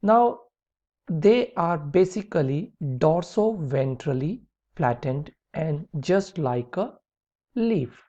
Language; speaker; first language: English; non-native, local second language; Hindi